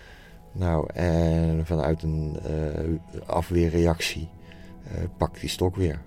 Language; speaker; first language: Dutch; native; Dutch